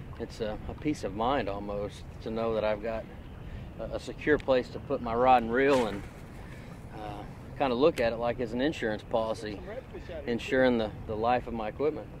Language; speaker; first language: English; native; English